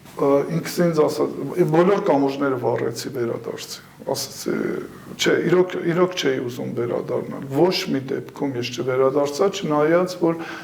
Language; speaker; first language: Armenian; early bilingual, heritage; Armenian